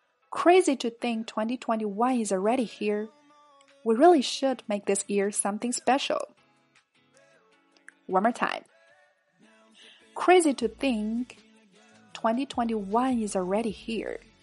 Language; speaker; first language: English; non-native, fluent; Chinese